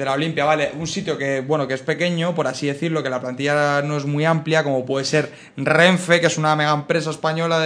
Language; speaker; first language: Spanish; native; Spanish